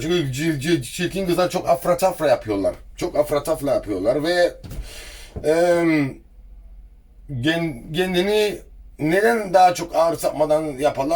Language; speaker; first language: Turkish; early bilingual, heritage; Turkish